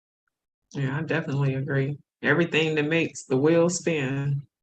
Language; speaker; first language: English; native; English